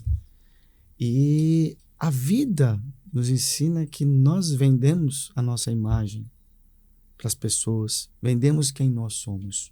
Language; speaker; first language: Portuguese; native; Portuguese